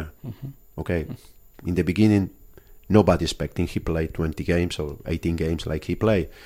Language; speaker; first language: English; non-native, fluent; Spanish